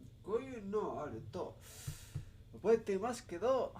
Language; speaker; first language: Japanese; non-native, learner; English